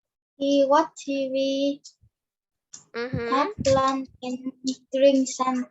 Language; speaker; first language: English; non-native, learner; Vietnamese